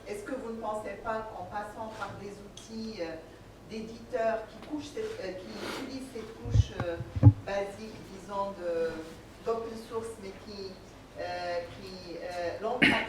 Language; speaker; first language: French; non-native, local second language; Arabic